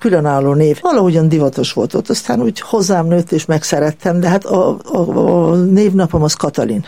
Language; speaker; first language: Hungarian; native; Hungarian